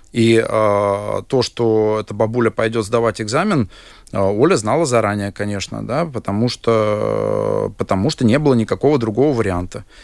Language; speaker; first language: Russian; native; Russian